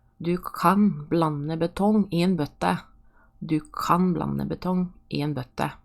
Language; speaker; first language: Norwegian; non-native, fluent; Polish